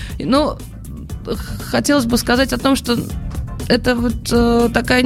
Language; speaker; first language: Russian; native; Russian